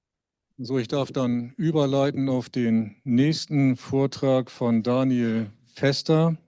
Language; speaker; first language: German; native; German